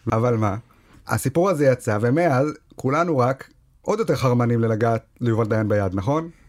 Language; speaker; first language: Hebrew; native; Hebrew